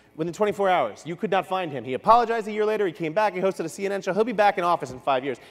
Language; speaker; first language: English; native; English